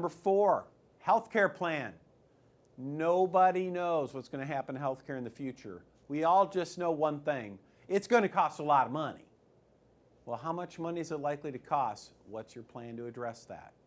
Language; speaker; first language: English; native; English